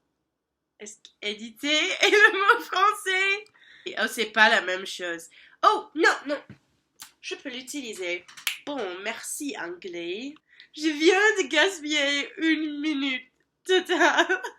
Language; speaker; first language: French; non-native, learner; English